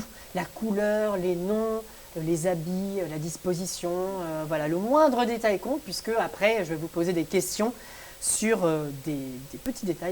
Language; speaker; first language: French; native; French